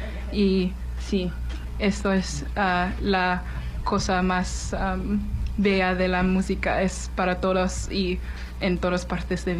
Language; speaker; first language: Spanish; non-native, learner; English